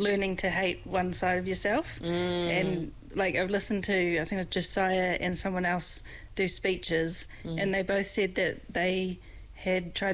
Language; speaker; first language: English; native; English